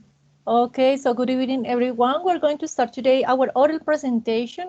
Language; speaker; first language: English; non-native, fluent; Spanish